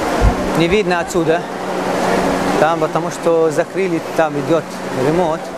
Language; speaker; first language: Russian; non-native, learner; Arabic